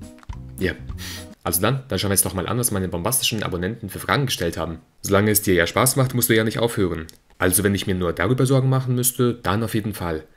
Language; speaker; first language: German; native; German